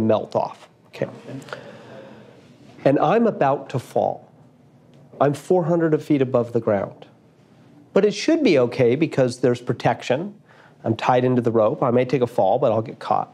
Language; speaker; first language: English; native; English